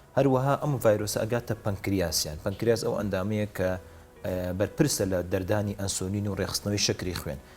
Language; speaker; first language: Central Kurdish; native; Central Kurdish